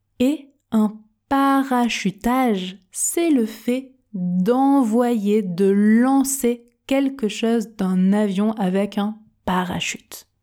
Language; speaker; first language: French; native; French